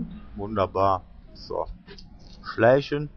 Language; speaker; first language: German; native; German